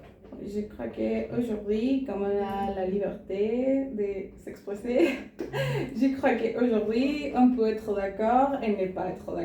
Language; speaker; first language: French; non-native, learner; Spanish